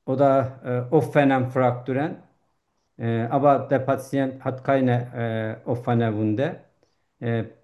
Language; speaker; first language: German; non-native, learner; Turkish